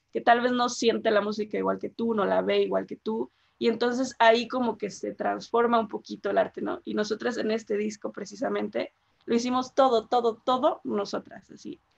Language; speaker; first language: Spanish; native; Spanish